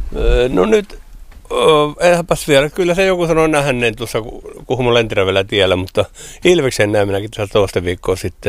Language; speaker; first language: Finnish; native; Finnish